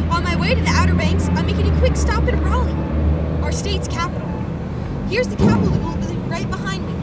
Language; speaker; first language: English; native; English